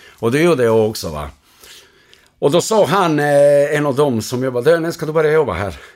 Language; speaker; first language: Swedish; non-native, fluent; Croatian